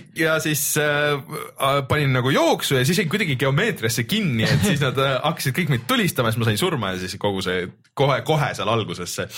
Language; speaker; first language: Estonian; native; Estonian